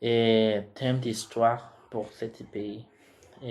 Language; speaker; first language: French; non-native, learner; Spanish